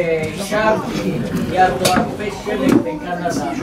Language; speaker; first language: Hebrew; non-native, fluent; French